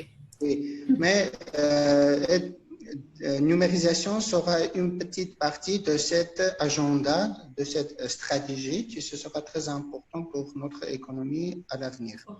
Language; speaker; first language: French; non-native, fluent; Armenian